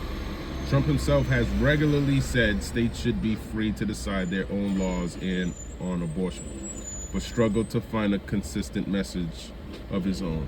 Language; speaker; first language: English; native; English